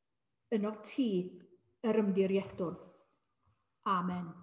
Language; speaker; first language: Welsh; native; Welsh